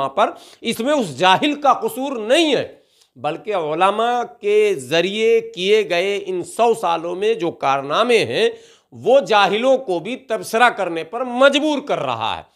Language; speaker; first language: Hindi; native; Hindi